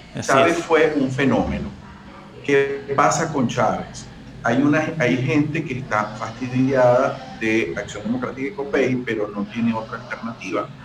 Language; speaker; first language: Spanish; native; Spanish